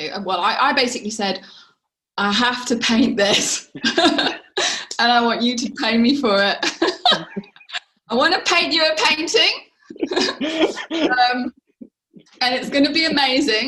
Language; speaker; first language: English; native; English